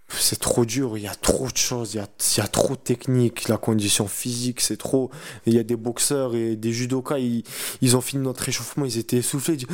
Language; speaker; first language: French; early bilingual, other home language; Chechen